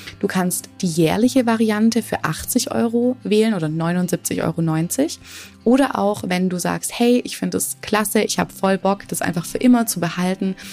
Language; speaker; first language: German; native; German